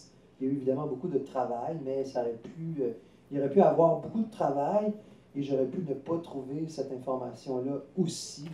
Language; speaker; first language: French; native; French